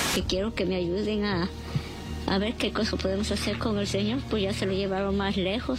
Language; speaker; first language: Spanish; native; Spanish